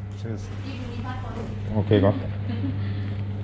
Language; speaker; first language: Thai; non-native, learner; Korean